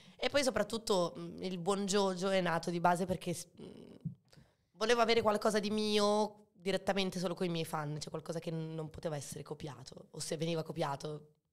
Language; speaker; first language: Italian; early bilingual, other home language; Arabic